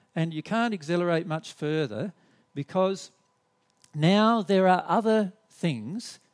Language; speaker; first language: English; native; English